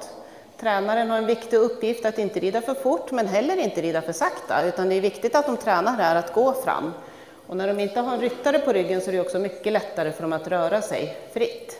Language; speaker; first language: Swedish; native; Swedish